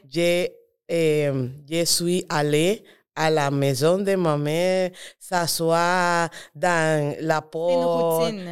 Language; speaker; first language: French; non-native, learner; Spanish